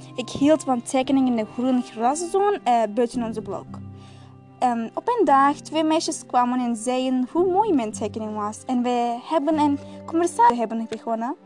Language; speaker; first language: Dutch; non-native, learner; Turkish